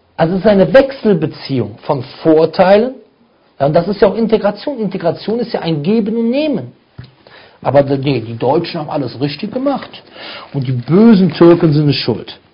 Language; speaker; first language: German; native; German